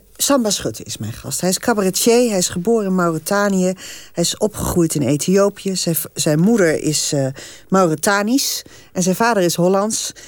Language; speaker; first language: Dutch; native; Dutch